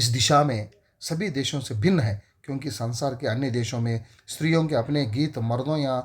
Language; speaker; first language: Hindi; non-native, local second language; Telugu